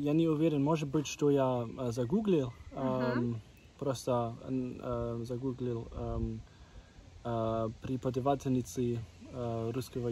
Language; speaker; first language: Russian; non-native, learner; German